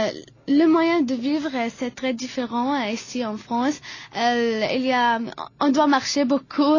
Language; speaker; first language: French; non-native, learner; Arabic